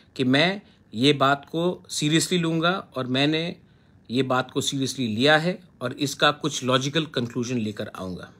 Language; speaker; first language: Hindi; non-native, local second language; Kok Borok